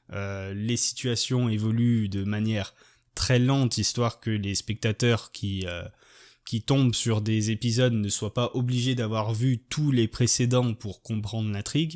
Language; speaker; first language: French; native; French